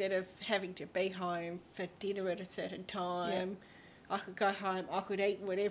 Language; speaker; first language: English; native; English